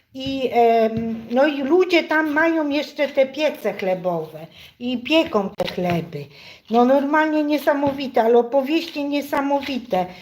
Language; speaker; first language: Polish; native; Polish